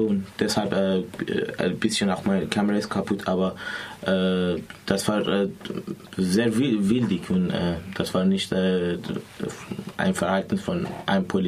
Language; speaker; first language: German; non-native, learner; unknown